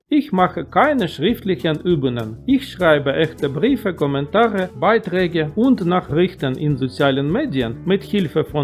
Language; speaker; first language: German; non-native, fluent; Russian